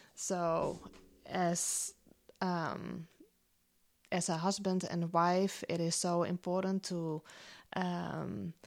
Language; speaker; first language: English; non-native, fluent; Dutch